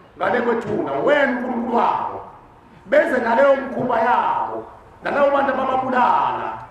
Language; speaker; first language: Zulu; native; Zulu